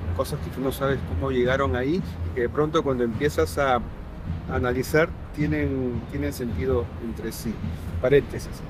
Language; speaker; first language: Spanish; native; Spanish